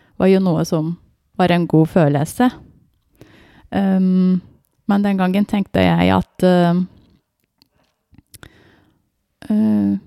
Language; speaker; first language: Norwegian; non-native, fluent; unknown